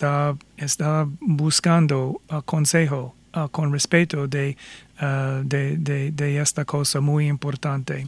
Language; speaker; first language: Spanish; non-native, fluent; English